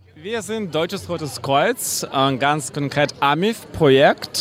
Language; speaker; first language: German; non-native, fluent; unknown